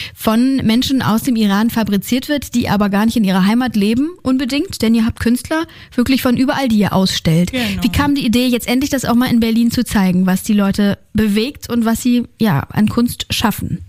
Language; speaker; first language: German; native; German